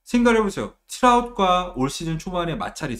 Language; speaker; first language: Korean; native; Korean